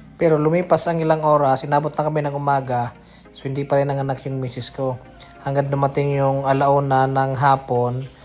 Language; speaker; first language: Filipino; non-native, local second language; Bikol